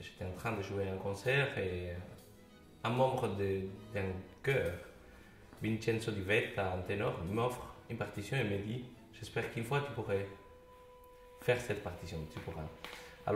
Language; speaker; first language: French; non-native, fluent; Spanish